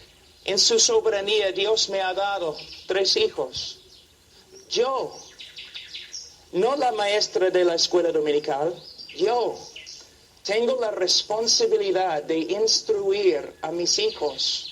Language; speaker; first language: Spanish; non-native, fluent; English